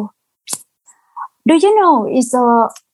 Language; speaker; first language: English; non-native, learner; Thai